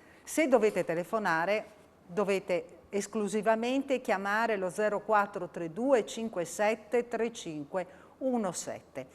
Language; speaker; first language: Italian; native; Italian